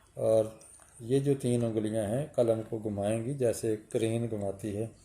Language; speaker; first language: Urdu; native; Urdu